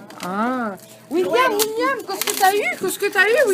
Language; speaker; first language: French; native; French